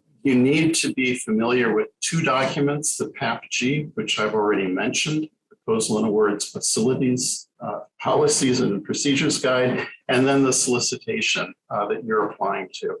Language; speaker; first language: English; native; English